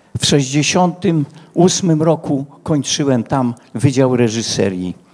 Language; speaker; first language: Polish; native; Polish